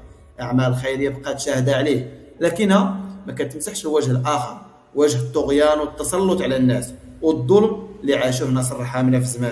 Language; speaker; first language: Arabic; native; Arabic